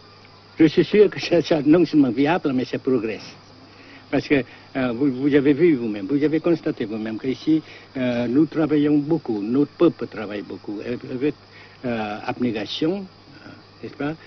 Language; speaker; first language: French; non-native, local second language; Vietnamese